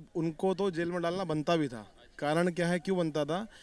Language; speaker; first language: Hindi; native; Hindi